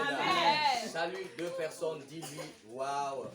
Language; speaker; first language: French; non-native, local second language; Lingala